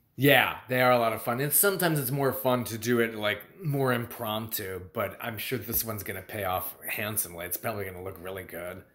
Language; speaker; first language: English; native; English